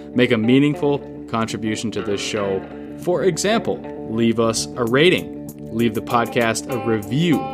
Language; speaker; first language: English; native; English